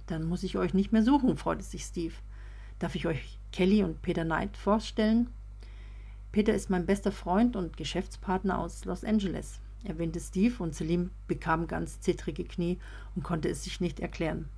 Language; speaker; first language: German; native; German